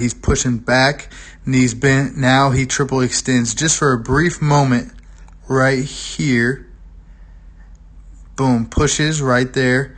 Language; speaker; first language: English; native; English